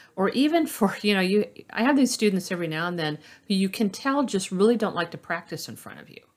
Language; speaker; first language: English; native; English